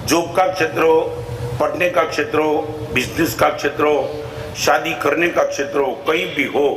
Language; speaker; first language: Hindi; non-native, local second language; Gujarati